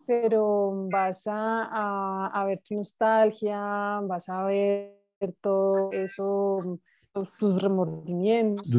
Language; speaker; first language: Spanish; native; Spanish